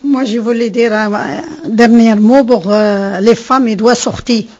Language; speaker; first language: French; non-native, learner; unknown